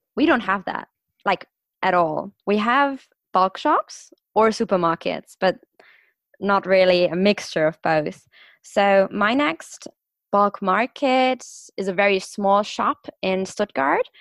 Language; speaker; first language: English; non-native, fluent; German